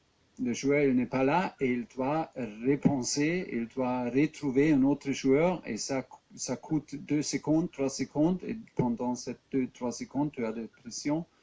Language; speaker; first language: French; non-native, fluent; German